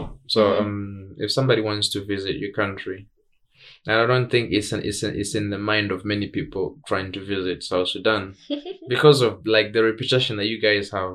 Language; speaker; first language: English; non-native, local second language; Swahili